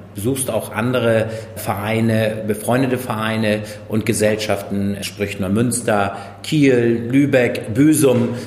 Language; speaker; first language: German; native; German